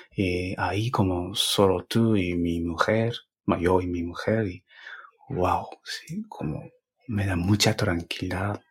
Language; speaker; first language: Spanish; non-native, fluent; Japanese